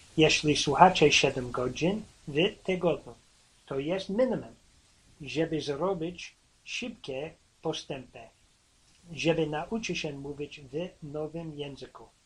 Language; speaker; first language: Polish; non-native, learner; English